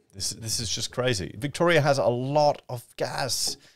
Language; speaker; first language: English; native; English